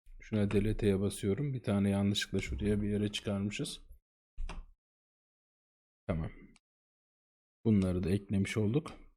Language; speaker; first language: Turkish; native; Turkish